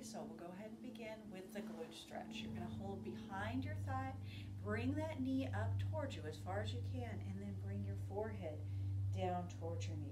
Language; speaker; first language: English; native; English